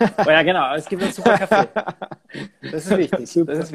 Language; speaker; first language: German; native; German